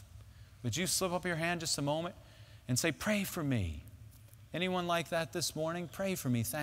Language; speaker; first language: English; native; English